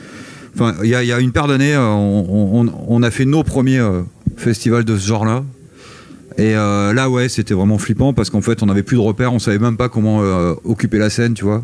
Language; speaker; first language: French; native; French